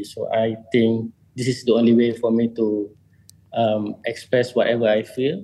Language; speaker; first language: English; non-native, local second language; Malay